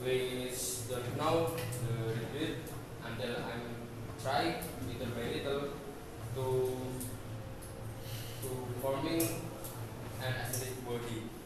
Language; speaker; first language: English; non-native, learner; Indonesian